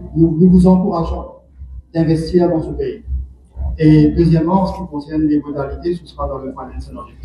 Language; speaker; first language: French; non-native, local second language; Morisyen